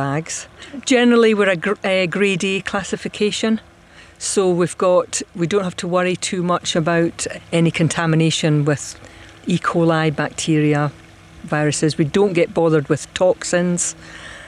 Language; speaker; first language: English; native; English